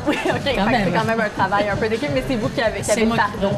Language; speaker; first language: French; native; French